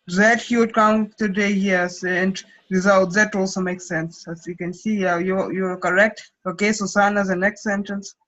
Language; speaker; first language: English; non-native, fluent; Russian